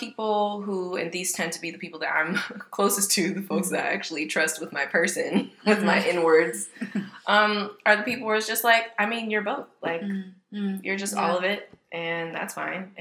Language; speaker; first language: English; native; English